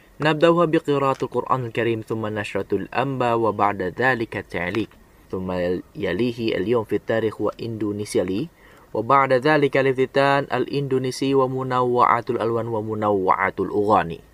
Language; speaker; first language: Arabic; non-native, fluent; Indonesian